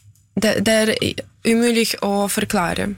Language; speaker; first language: Norwegian; non-native, fluent; Ukrainian